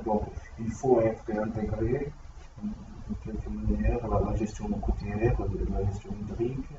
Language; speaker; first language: French; non-native, learner; Portuguese